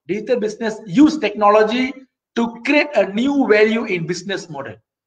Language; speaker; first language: English; non-native, local second language; Malay